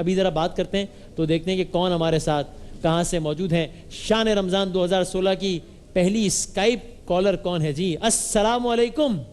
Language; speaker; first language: Urdu; native; Urdu